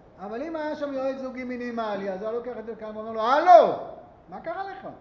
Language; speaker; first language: Hebrew; native; Hebrew